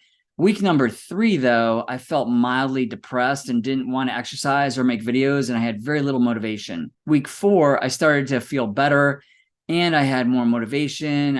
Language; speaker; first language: English; native; English